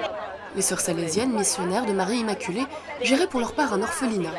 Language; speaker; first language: French; native; French